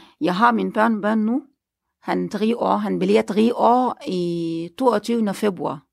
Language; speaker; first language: Danish; non-native, learner; Arabic